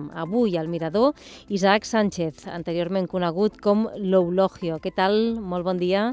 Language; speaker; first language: Catalan; native; Catalan